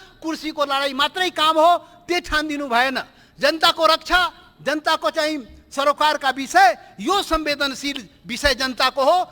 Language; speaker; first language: Nepali; non-native, local second language; Maithili